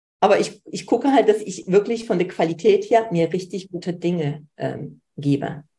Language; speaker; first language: German; early bilingual, other home language; Polish